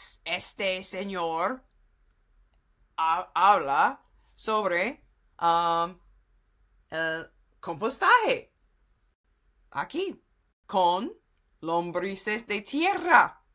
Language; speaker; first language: Spanish; non-native, fluent; English